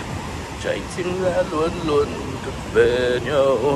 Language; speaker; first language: Vietnamese; non-native, learner; English